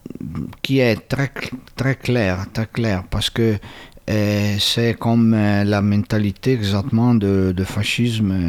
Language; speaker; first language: French; non-native, fluent; Italian